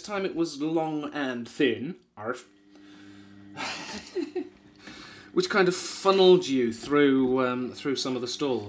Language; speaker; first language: English; native; English